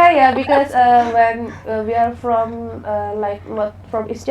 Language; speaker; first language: English; non-native, learner; Indonesian